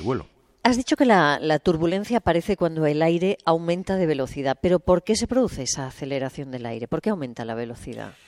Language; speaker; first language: Spanish; native; Spanish